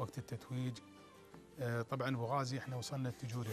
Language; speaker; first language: Arabic; native; Arabic